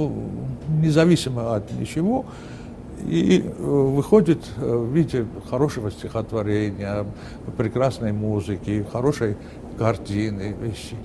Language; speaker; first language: Russian; non-native, fluent; Armenian